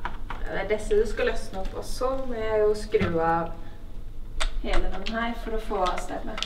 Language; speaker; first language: Norwegian; native; Norwegian